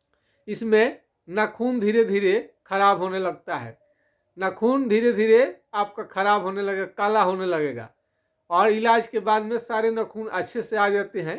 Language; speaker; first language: Hindi; non-native, local second language; Bhojpuri